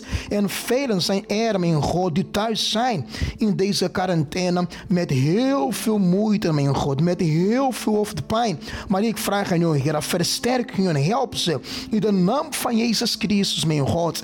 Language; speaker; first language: Dutch; non-native, fluent; Portuguese